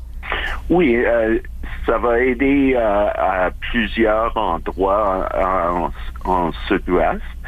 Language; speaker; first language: French; non-native, local second language; English